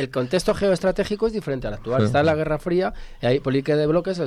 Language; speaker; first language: Spanish; native; Spanish